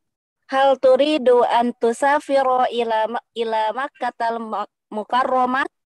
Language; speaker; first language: Arabic; non-native, learner; Indonesian